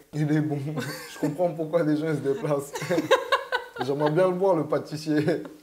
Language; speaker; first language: French; native; French